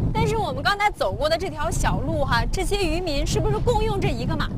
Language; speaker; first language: Chinese; native; Chinese